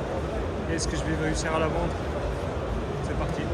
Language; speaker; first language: French; native; French